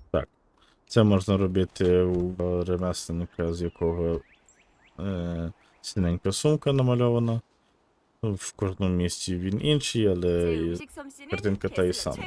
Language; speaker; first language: Ukrainian; native; Ukrainian